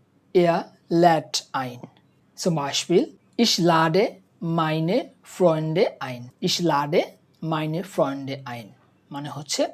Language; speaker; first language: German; non-native, fluent; Bangla